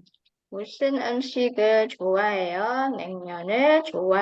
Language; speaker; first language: Korean; non-native, fluent; Indonesian